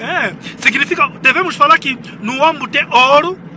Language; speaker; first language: Portuguese; non-native, learner; Lingala